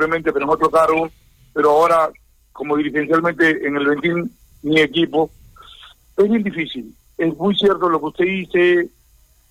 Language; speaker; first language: Spanish; native; Spanish